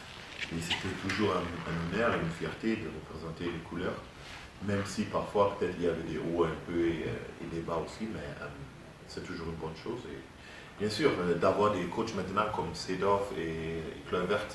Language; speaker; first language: French; non-native, fluent; German